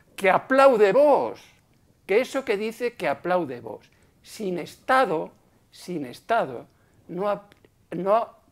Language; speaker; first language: Spanish; native; Spanish